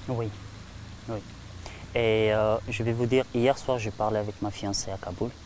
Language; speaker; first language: French; non-native, learner; Persian